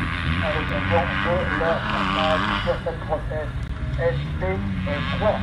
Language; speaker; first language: French; native; French